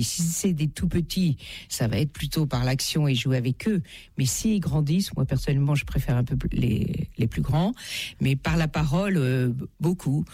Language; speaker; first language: French; native; French